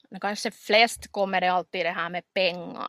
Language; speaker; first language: Swedish; non-native, local second language; Finnish